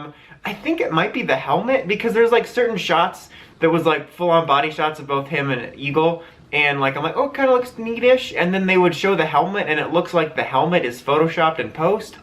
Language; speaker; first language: English; native; English